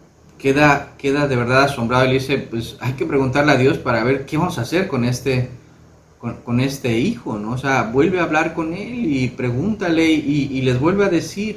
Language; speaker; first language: Spanish; native; Spanish